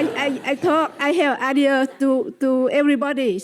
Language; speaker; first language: English; non-native, learner; Vietnamese